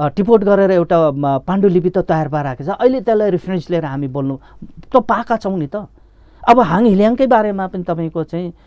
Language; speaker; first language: Nepali; non-native, local second language; Limbu